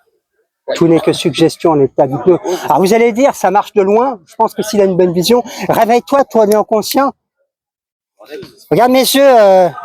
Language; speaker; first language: French; native; French